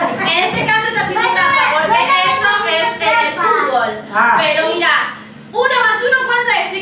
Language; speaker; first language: Spanish; native; Spanish